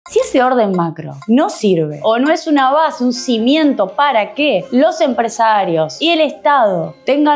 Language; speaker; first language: Spanish; native; Spanish